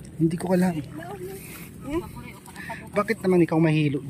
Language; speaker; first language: Filipino; native; Filipino